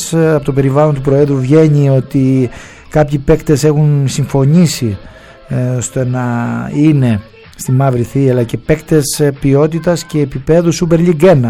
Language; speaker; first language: Greek; native; Greek